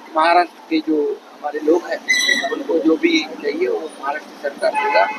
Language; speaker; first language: Hindi; non-native, local second language; Marathi